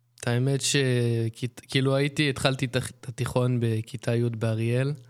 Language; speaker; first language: Hebrew; native; Hebrew